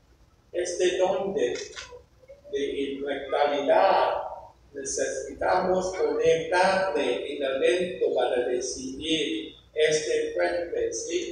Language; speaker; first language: Spanish; non-native, fluent; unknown